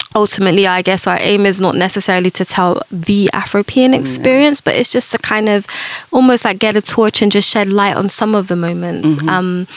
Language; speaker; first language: English; native; English